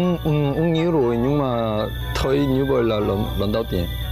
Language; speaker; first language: Vietnamese; non-native, learner; Korean